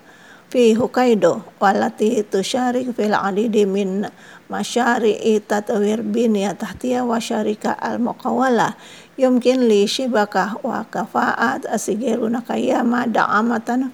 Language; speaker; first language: Arabic; non-native, fluent; Indonesian